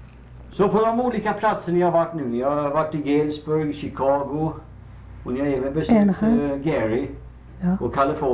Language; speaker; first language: Swedish; native; Swedish